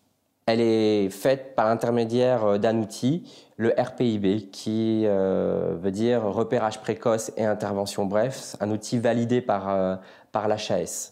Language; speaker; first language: French; native; French